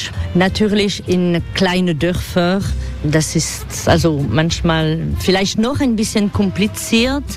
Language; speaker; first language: German; non-native, fluent; French